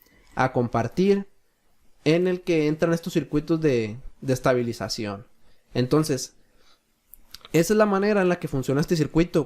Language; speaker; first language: Spanish; native; Spanish